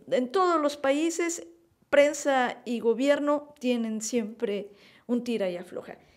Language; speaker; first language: Spanish; native; Spanish